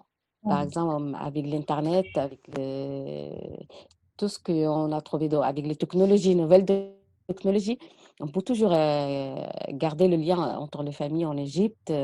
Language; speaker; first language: French; non-native, learner; Arabic